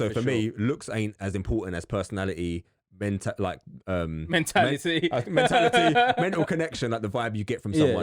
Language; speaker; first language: English; native; English